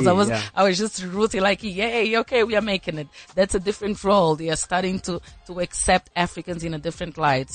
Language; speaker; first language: English; non-native, fluent; Portuguese